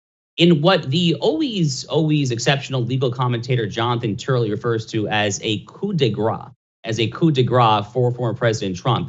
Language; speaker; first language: English; native; English